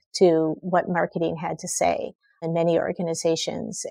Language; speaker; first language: English; native; English